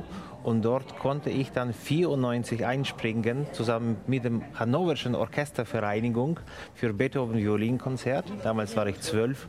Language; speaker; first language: German; non-native, fluent; Ukrainian